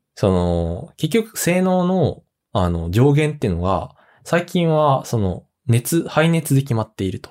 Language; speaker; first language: Japanese; early bilingual, other home language; Korean